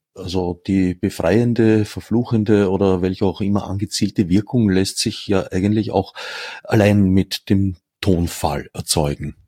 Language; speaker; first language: German; native; German